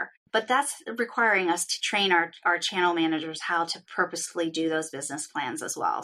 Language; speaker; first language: English; native; English